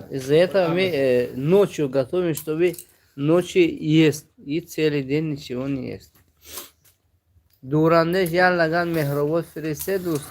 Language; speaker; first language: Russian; non-native, local second language; Tajik